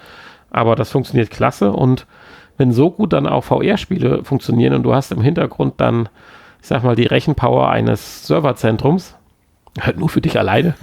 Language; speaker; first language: German; native; German